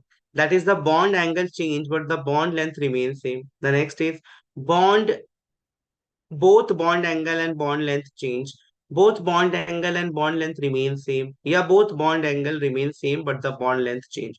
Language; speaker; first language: English; non-native, local second language; Hindi